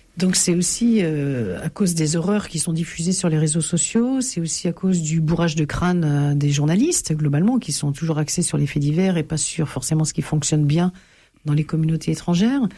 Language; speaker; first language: French; native; French